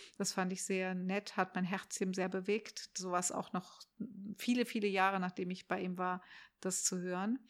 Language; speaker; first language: German; early bilingual, heritage; German